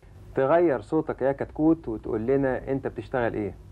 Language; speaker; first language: Arabic; native; Arabic